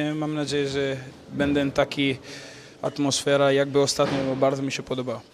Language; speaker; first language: Polish; non-native, learner; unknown